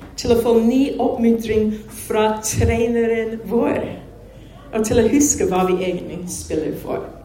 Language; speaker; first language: Norwegian; non-native, fluent; English